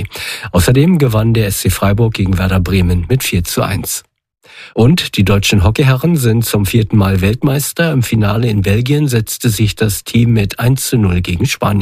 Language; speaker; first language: German; native; German